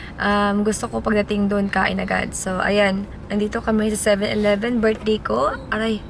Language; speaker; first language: Filipino; non-native, local second language; Cebuano